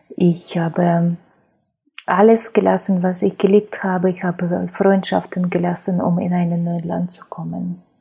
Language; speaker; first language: German; non-native, fluent; Ukrainian